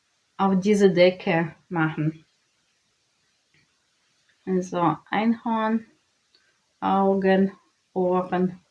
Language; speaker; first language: German; non-native, learner; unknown